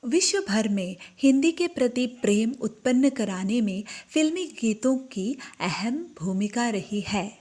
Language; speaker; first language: Hindi; non-native, local second language; Malayalam